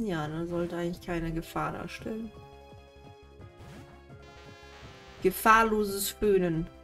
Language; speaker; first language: German; native; German